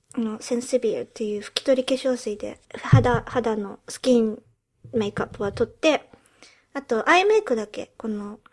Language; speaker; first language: Japanese; early bilingual, heritage; Japanese